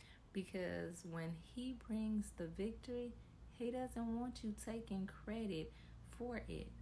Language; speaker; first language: English; native; English